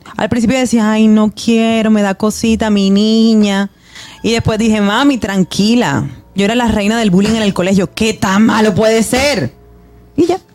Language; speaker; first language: Spanish; native; Spanish